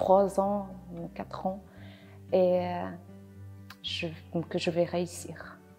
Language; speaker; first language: French; non-native, learner; Persian